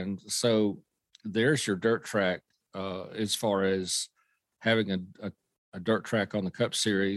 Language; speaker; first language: English; native; English